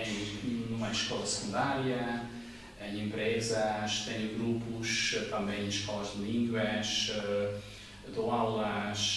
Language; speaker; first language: Portuguese; non-native, fluent; Hungarian